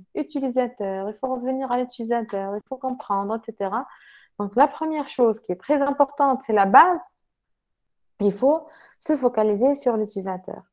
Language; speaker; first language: French; non-native, local second language; Arabic